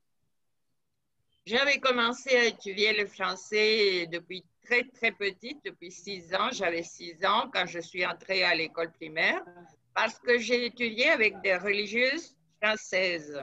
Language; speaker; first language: French; non-native, fluent; Spanish